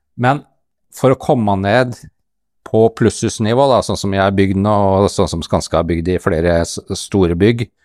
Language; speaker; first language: Norwegian; native; Norwegian